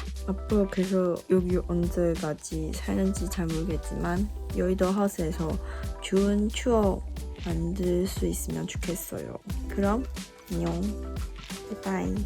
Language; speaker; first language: Korean; non-native, learner; Chinese